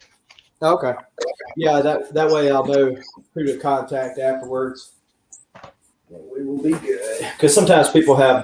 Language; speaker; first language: English; native; English